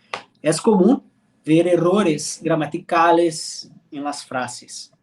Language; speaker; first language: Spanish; non-native, learner; Portuguese